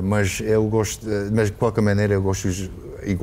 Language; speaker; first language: Portuguese; early bilingual, heritage; English